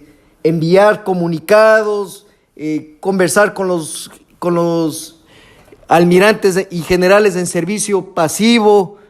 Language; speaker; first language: Spanish; native; Spanish